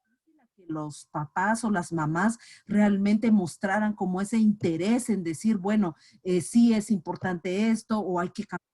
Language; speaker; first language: Spanish; native; Spanish